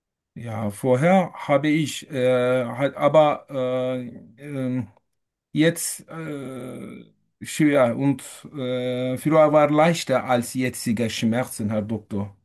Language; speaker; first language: German; non-native, fluent; Turkish